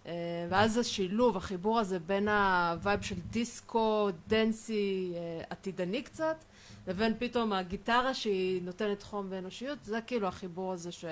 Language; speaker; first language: Hebrew; native; Hebrew